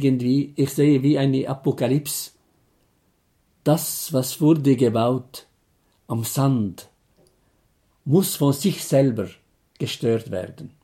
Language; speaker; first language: German; non-native, fluent; Arabic